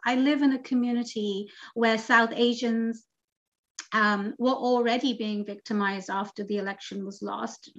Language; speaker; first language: English; native; English